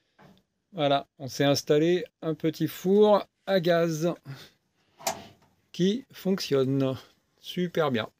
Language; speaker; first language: French; native; French